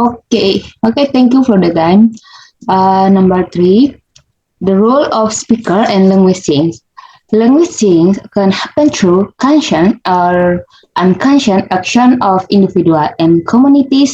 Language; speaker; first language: English; non-native, learner; Indonesian